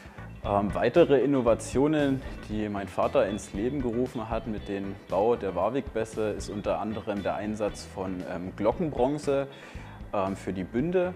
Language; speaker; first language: German; native; German